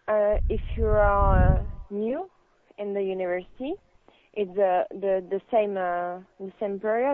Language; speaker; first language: English; non-native, learner; French